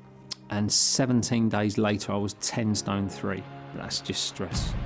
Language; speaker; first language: English; native; English